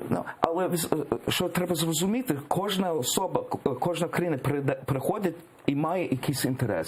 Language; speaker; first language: Ukrainian; early bilingual, heritage; English